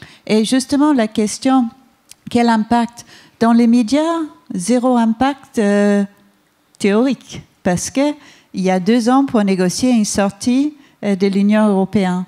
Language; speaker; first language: French; non-native, fluent; Danish